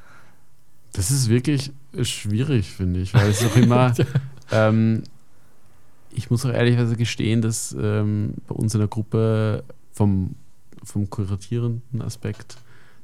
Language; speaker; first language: German; native; German